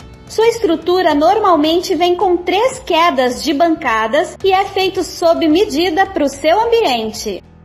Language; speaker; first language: Portuguese; native; Portuguese